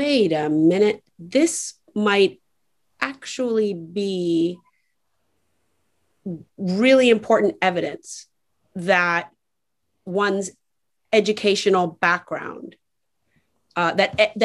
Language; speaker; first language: English; native; English